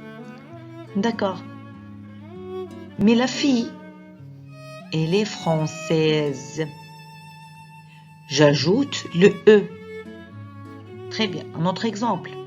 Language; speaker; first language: French; non-native, fluent; Arabic